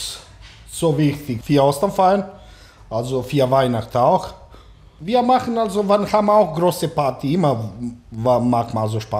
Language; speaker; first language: German; non-native, learner; Serbian